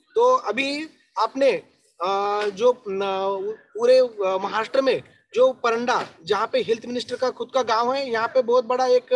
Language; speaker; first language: Hindi; non-native, local second language; Marathi